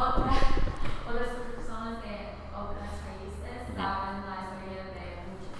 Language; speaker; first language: Spanish; early bilingual, heritage; Spanish